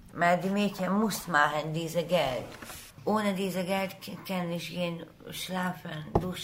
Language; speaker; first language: German; non-native, learner; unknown